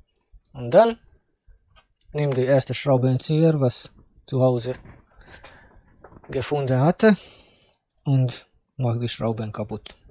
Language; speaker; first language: German; non-native, fluent; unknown